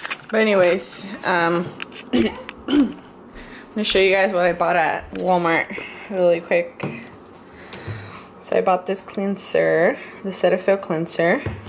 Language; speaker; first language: English; early bilingual, other home language; Spanish